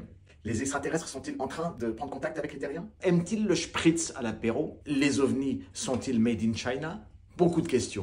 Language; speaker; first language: French; native; French